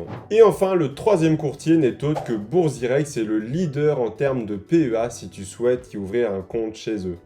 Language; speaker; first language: French; native; French